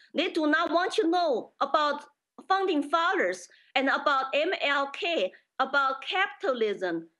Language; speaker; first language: English; non-native, fluent; Chinese